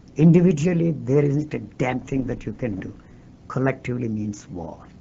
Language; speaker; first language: English; non-native, local second language; Telugu